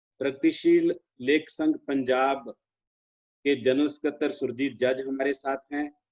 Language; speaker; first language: Hindi; non-native, local second language; Punjabi